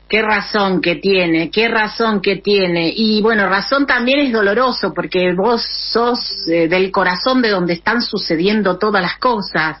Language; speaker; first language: Spanish; native; Spanish